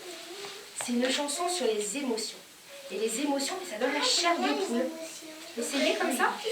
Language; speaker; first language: French; native; French